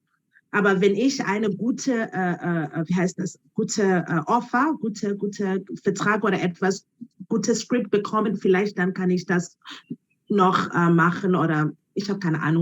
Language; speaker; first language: German; non-native, learner; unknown